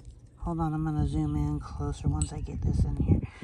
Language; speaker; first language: English; native; English